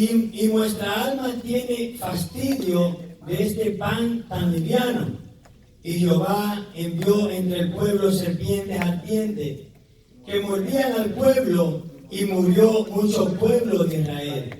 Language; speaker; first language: Spanish; native; Spanish